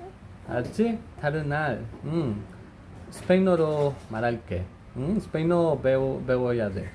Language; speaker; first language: Korean; non-native, learner; Spanish